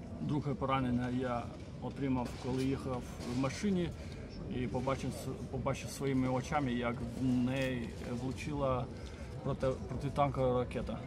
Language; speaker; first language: Ukrainian; non-native, fluent; Russian